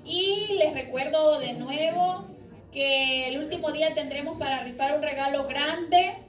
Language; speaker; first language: Spanish; native; Spanish